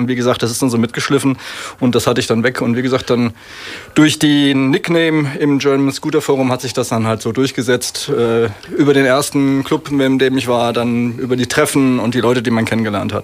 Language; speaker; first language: German; native; German